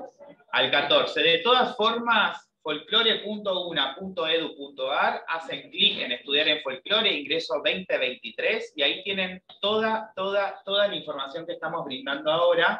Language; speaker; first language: Spanish; native; Spanish